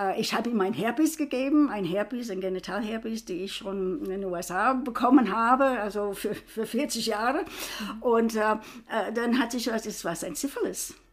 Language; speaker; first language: German; non-native, fluent; English